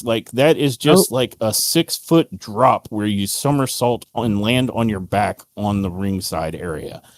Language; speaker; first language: English; native; English